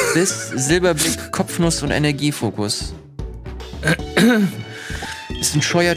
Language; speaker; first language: German; native; German